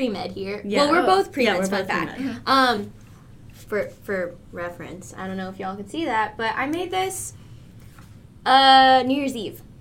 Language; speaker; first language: English; native; English